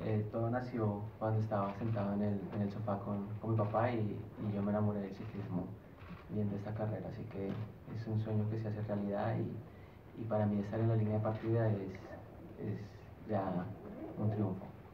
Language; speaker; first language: Spanish; native; Spanish